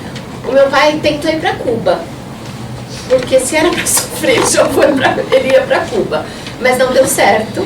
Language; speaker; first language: Portuguese; early bilingual, other home language; Spanish